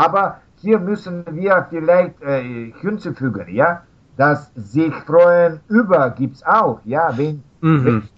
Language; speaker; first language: German; non-native, learner; Russian